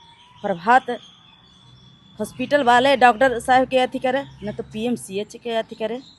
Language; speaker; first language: Hindi; native; Hindi